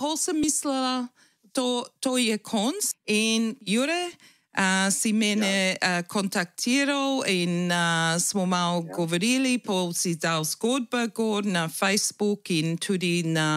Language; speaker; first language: Slovenian; early bilingual, heritage; Slovenian